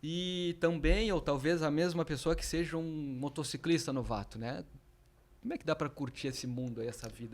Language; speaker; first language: Portuguese; native; Portuguese